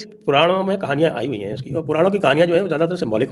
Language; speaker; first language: Hindi; native; Hindi